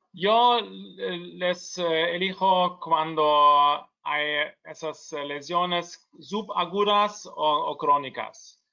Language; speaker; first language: Spanish; non-native, learner; German